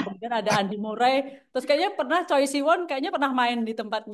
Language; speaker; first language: Indonesian; native; Indonesian